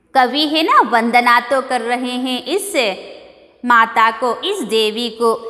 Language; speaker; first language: Hindi; non-native, local second language; Kannada